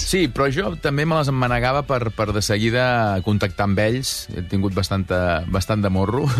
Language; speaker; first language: Catalan; native; Catalan